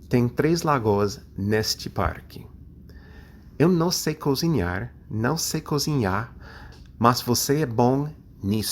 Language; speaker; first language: Portuguese; non-native, fluent; English